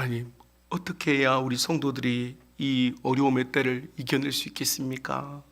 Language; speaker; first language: Korean; native; Korean